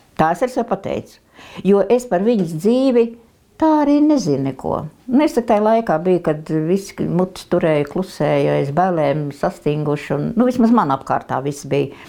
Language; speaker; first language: Latvian; native; Latvian